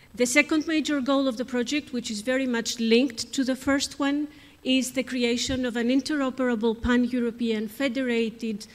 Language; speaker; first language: English; non-native, fluent; Greek